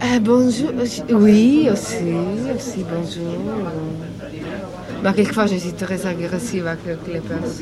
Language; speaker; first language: French; non-native, learner; Italian